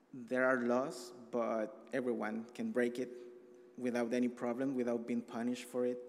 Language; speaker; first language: English; non-native, fluent; Spanish